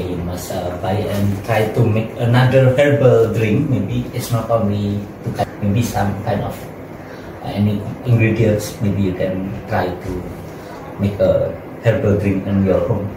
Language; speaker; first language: English; non-native, learner; Indonesian